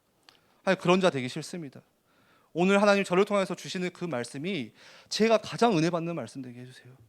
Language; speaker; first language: Korean; native; Korean